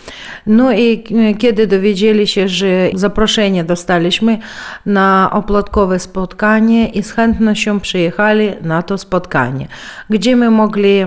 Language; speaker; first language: Polish; early bilingual, heritage; Polish